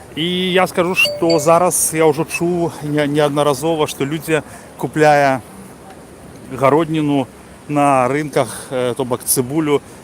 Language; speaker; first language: Belarusian; non-native, local second language; Russian